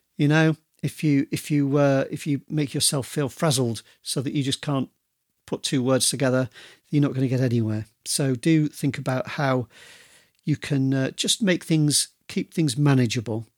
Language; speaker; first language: English; native; English